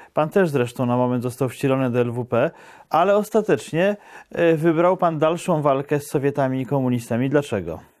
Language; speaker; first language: Polish; native; Polish